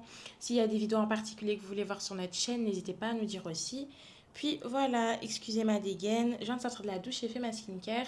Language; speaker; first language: French; native; French